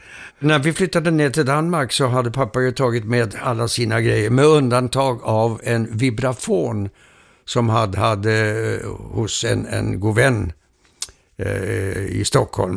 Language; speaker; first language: Swedish; early bilingual, heritage; Danish